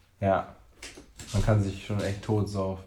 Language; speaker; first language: German; native; German